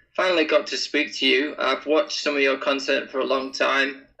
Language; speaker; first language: English; native; English